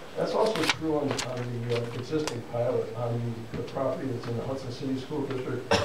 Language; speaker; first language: English; native; English